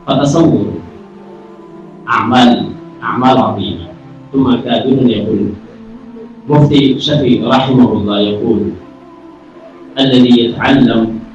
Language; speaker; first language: Arabic; non-native, fluent; Urdu